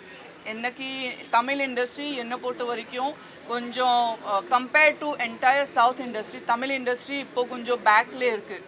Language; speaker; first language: Tamil; non-native, local second language; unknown